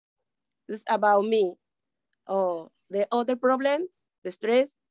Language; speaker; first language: English; non-native, learner; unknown